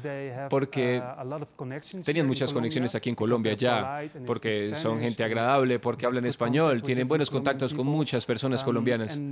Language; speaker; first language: Spanish; non-native, fluent; Dutch